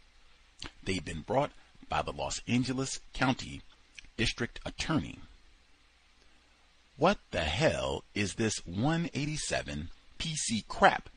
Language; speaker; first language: English; native; English